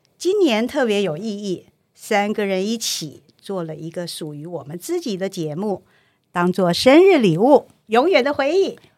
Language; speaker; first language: Chinese; native; Chinese